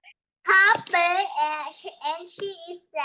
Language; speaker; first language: English; non-native, learner; Vietnamese